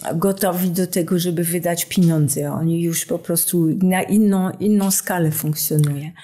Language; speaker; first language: Polish; non-native, fluent; French